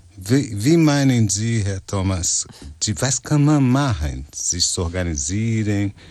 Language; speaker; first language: German; non-native, learner; Portuguese